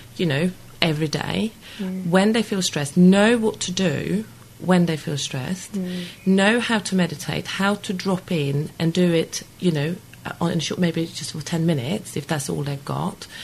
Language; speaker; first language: English; non-native, fluent; Swedish